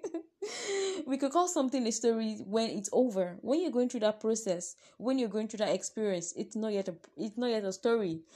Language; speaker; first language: English; non-native, local second language; Yoruba